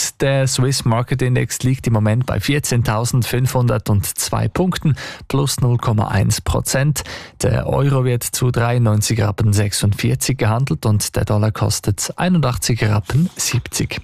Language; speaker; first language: German; native; German